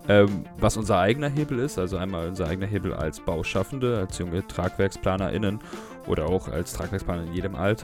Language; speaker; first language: German; native; German